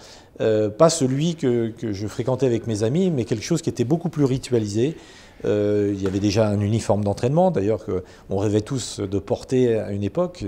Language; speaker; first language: French; native; French